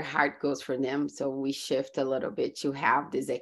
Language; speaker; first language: English; non-native, fluent; Portuguese